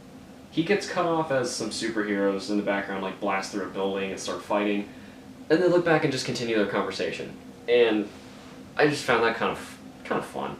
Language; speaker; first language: English; native; English